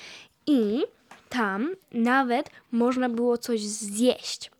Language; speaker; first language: Polish; early bilingual, heritage; Polish